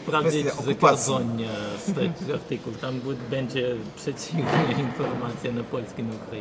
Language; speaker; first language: Polish; non-native, learner; Ukrainian